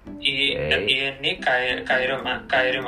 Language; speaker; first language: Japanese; non-native, learner; English